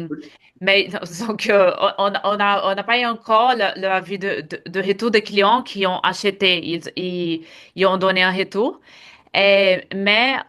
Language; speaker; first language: French; non-native, fluent; Portuguese